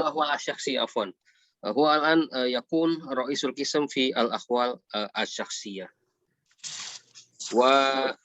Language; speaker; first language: Arabic; non-native, fluent; Indonesian